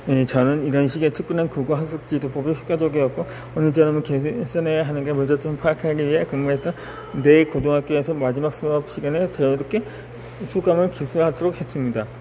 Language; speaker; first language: Korean; native; Korean